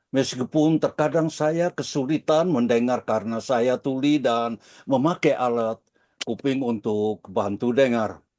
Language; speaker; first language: Indonesian; early bilingual, heritage; Dutch